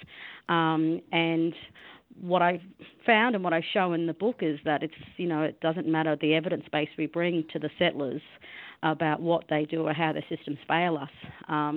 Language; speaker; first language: English; native; English